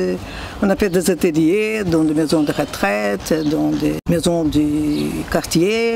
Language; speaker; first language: French; non-native, fluent; Portuguese